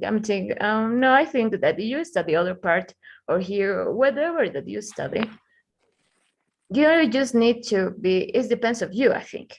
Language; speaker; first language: English; non-native, learner; Spanish